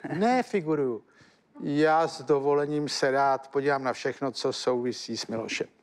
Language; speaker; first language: Czech; native; Czech